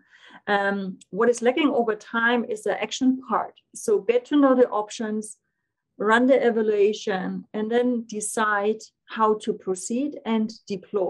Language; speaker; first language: English; non-native, fluent; German